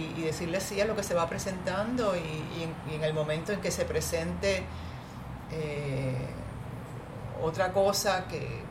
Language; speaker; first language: Spanish; native; Spanish